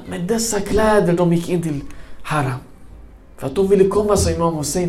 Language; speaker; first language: Swedish; early bilingual, other home language; Arabic